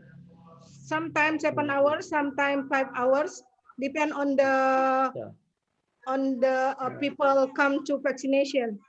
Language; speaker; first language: English; non-native, learner; Indonesian